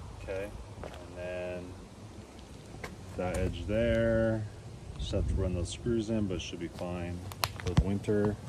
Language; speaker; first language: English; native; English